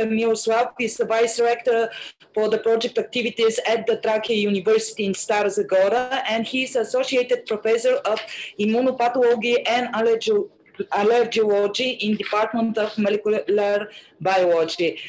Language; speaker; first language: English; non-native, fluent; Bulgarian